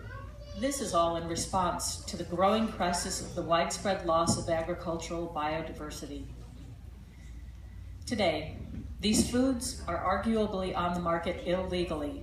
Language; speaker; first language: English; native; English